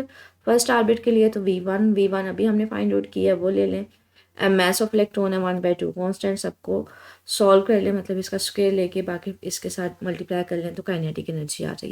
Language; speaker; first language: Hindi; non-native, local second language; Punjabi